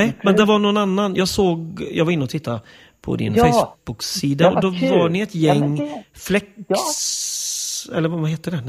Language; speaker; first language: Swedish; native; Swedish